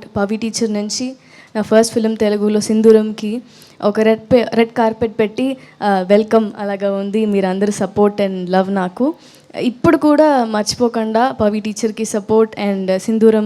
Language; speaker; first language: Telugu; non-native, learner; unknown